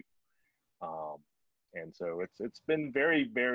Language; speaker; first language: English; non-native, local second language; Cantonese